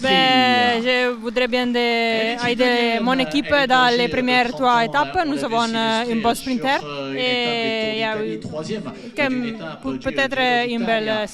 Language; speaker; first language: French; non-native, learner; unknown